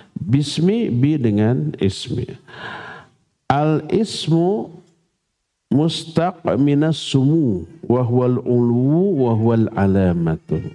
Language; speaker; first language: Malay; non-native, local second language; Sundanese